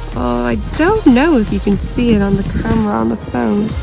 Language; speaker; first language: English; native; English